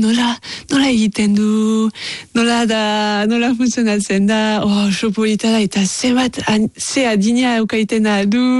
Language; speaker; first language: Basque; non-native, local second language; French